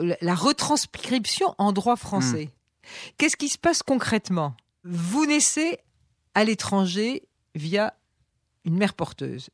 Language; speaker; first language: French; native; French